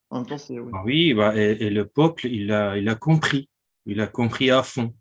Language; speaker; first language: French; non-native, fluent; Persian